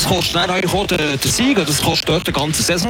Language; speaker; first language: German; native; German